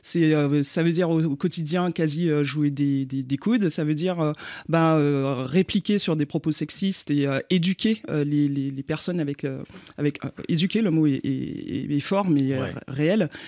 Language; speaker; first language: French; native; French